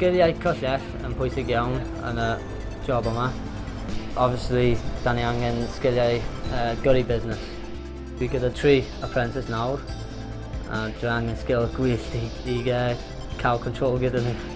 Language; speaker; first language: Welsh; non-native, local second language; English